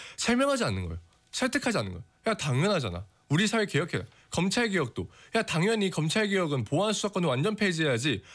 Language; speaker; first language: Korean; native; Korean